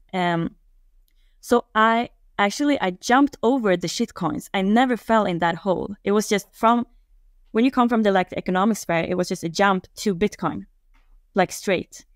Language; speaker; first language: English; non-native, fluent; Swedish